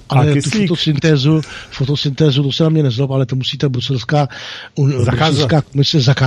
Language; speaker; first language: Czech; native; Czech